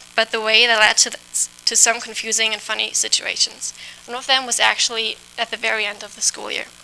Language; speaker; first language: English; non-native, fluent; German